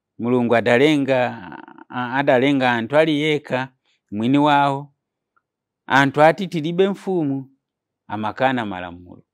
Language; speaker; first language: Nyanja; non-native, fluent; Nyankole